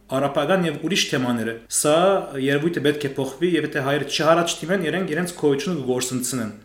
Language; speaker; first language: Armenian; early bilingual, heritage; Armenian